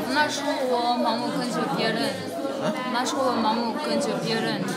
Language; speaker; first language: Chinese; non-native, local second language; Uyghur